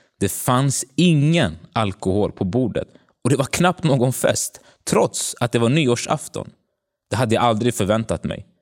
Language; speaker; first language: Swedish; early bilingual, other home language; Tigrinya